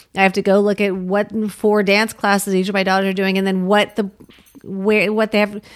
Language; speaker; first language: English; native; English